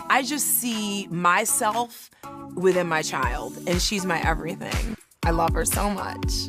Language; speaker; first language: English; native; English